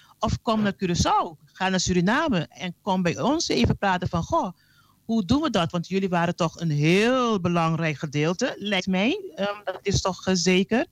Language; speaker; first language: Dutch; non-native, local second language; Papiamento